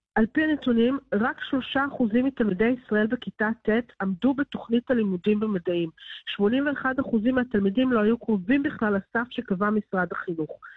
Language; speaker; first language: Hebrew; native; Hebrew